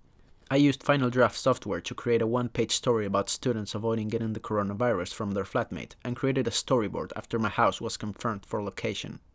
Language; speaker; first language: English; non-native, fluent; Spanish